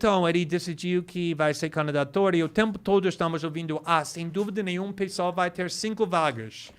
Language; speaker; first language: Portuguese; non-native, fluent; English